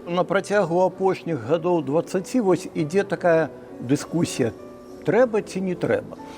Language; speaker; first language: Belarusian; non-native, local second language; Russian